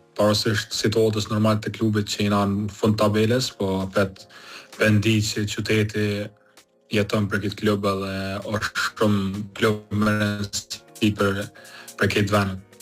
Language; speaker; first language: Albanian; early bilingual, heritage; Albanian